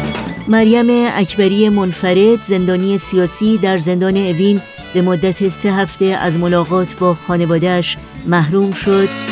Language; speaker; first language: Persian; native; Persian